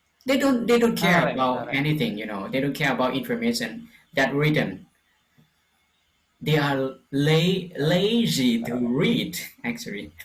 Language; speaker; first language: English; non-native, fluent; Lao